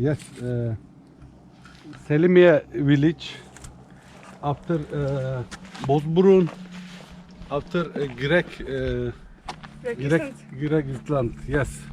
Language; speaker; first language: English; non-native, learner; Turkish